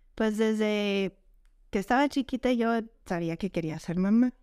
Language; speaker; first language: Spanish; non-native, fluent; English